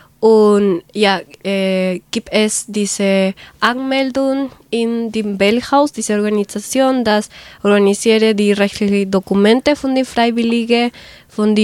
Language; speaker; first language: German; non-native, learner; Spanish